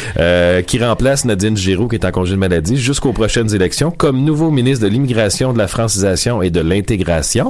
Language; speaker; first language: French; native; French